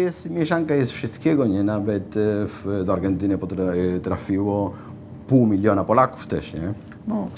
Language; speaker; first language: Polish; non-native, fluent; Spanish